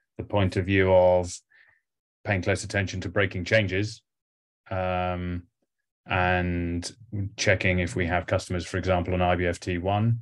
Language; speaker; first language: English; native; English